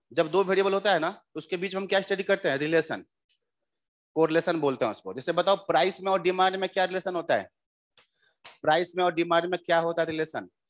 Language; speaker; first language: Hindi; native; Hindi